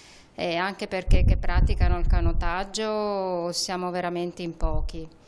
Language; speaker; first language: Italian; native; Italian